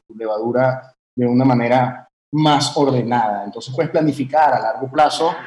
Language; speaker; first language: Spanish; early bilingual, heritage; French